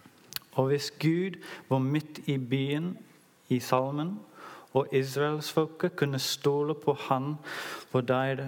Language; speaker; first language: Norwegian; non-native, learner; English